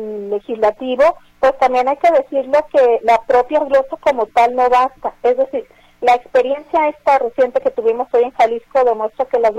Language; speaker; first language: Spanish; native; Spanish